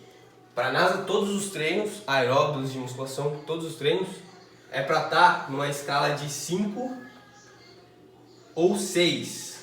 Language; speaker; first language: Portuguese; native; Portuguese